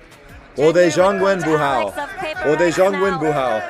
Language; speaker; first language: Chinese; non-native, learner; English